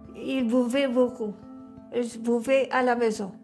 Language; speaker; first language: French; non-native, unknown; Romanian